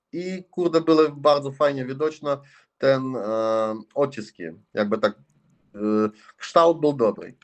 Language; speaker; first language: Polish; non-native, learner; Russian